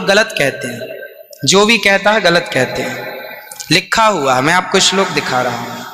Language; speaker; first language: Hindi; native; Hindi